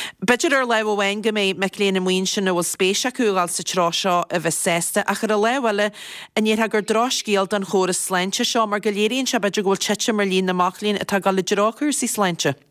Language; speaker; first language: Irish; native; Irish